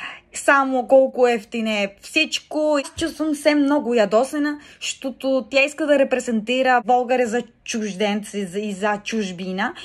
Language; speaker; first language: Bulgarian; non-native, learner; Spanish